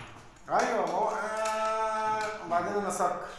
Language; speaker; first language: Arabic; non-native, learner; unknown